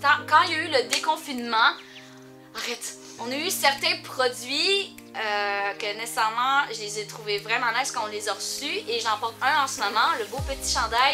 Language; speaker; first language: French; native; French